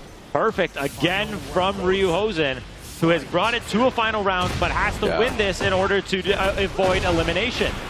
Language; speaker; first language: English; native; English